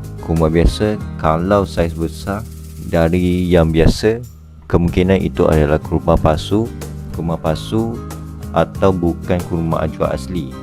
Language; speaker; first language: Malay; native; Malay